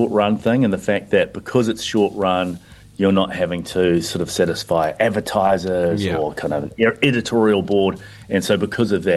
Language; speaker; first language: English; native; English